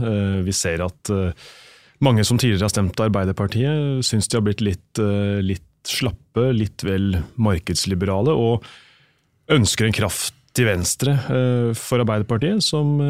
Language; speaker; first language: Norwegian; native; Norwegian